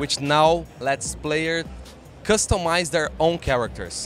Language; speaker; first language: English; non-native, fluent; Portuguese